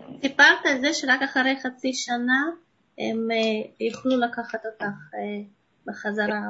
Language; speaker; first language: Hebrew; non-native, fluent; Russian